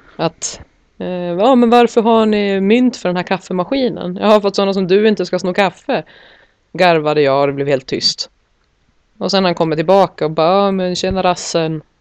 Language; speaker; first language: Swedish; native; Swedish